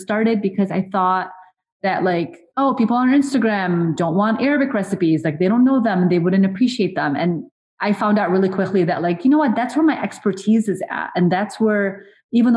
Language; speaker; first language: English; early bilingual, other home language; Arabic